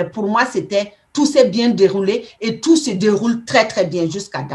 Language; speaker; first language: French; non-native, local second language; Mossi